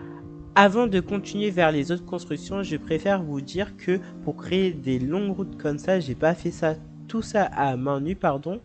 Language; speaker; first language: French; native; French